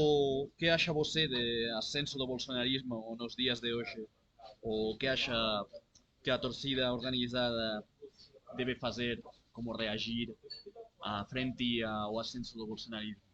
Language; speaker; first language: Portuguese; non-native, learner; Catalan